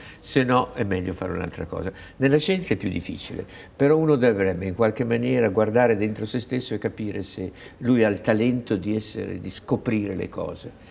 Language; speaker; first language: Italian; native; Italian